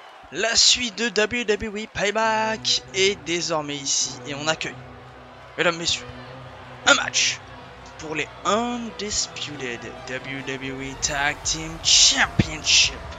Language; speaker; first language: French; native; French